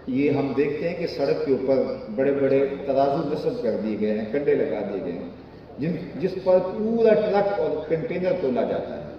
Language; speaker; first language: Urdu; non-native, local second language; Punjabi